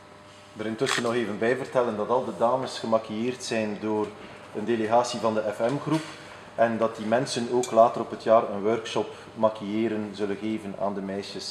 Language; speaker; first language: Dutch; native; Dutch